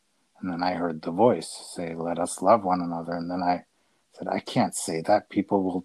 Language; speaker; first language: English; native; English